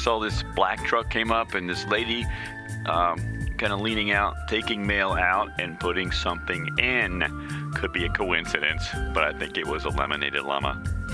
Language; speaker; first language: English; native; English